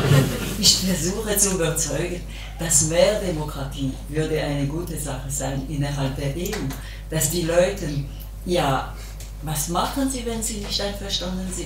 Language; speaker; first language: German; non-native, local second language; French